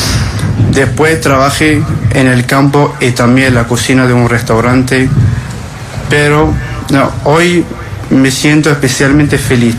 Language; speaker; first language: Spanish; non-native, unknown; Arabic